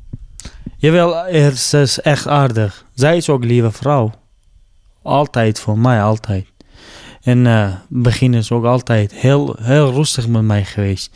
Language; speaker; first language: Dutch; non-native, learner; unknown